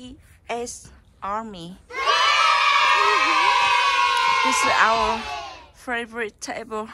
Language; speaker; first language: English; non-native, learner; Vietnamese